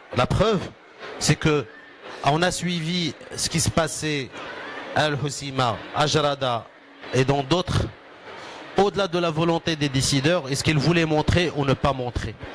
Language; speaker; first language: French; non-native, local second language; Arabic